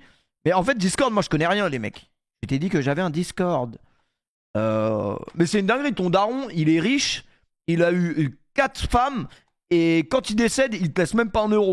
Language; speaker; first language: French; native; French